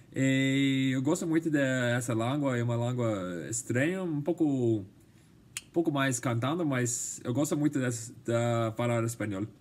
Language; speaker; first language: Portuguese; non-native, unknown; English